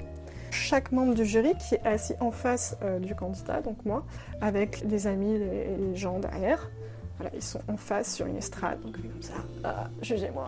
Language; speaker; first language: French; native; French